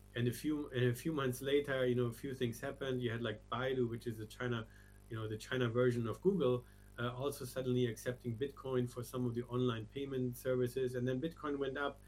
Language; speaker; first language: English; non-native, fluent; German